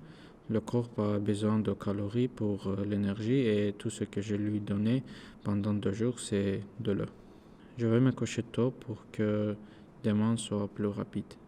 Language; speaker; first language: French; non-native, learner; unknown